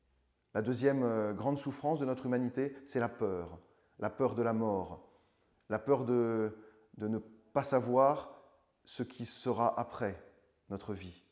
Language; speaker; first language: French; native; French